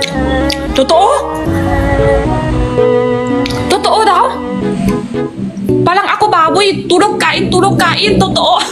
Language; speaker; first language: Filipino; non-native, learner; Chinese